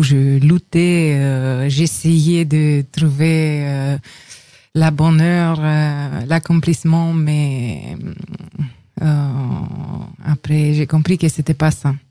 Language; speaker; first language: French; non-native, fluent; Romanian